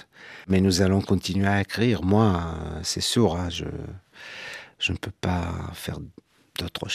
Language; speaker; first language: French; non-native, fluent; Hebrew